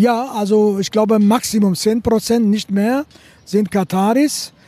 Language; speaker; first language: German; non-native, fluent; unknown